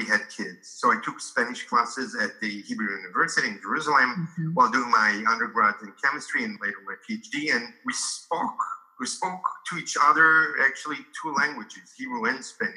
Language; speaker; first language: English; non-native, fluent; Hebrew